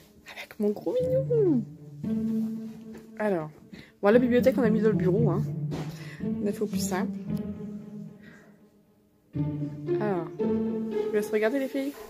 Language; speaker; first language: French; native; French